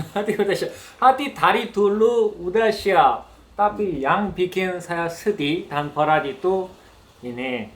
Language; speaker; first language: Indonesian; non-native, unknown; Korean